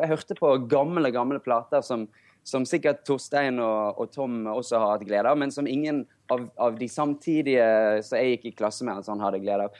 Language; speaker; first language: Norwegian; native; Norwegian